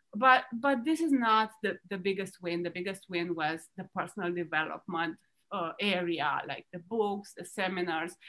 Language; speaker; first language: English; non-native, fluent; Romanian